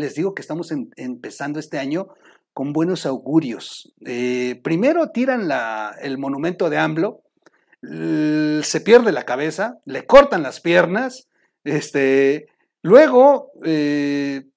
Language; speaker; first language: Spanish; native; Spanish